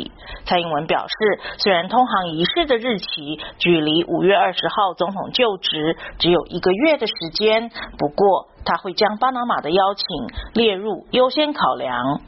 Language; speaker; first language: Chinese; native; Chinese